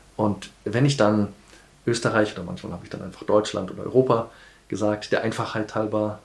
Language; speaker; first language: German; early bilingual, heritage; German